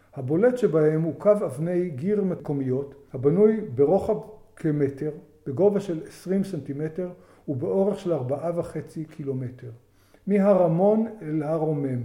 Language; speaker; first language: Hebrew; native; Hebrew